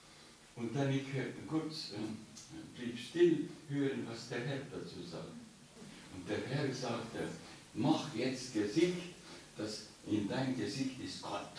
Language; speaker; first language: German; non-native, learner; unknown